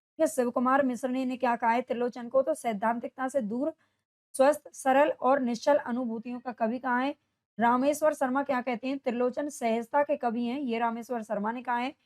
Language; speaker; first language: Hindi; native; Hindi